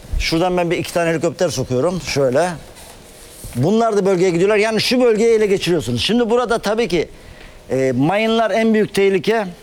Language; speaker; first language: Turkish; native; Turkish